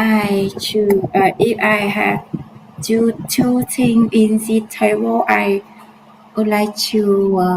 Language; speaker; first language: English; non-native, learner; Vietnamese